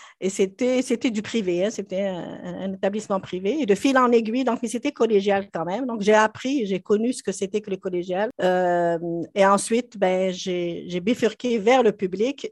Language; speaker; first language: French; non-native, local second language; Arabic